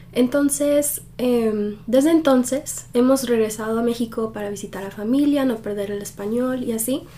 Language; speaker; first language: Spanish; early bilingual, heritage; Spanish